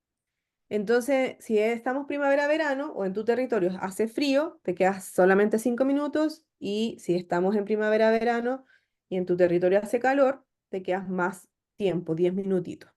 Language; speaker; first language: Spanish; native; Spanish